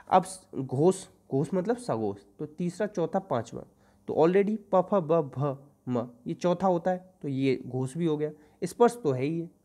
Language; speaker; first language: Hindi; native; Hindi